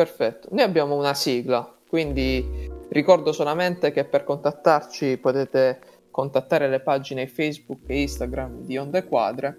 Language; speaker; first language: Italian; native; Italian